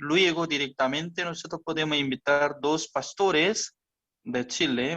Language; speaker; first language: Spanish; non-native, fluent; Korean